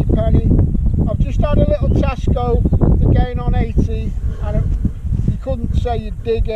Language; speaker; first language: English; native; English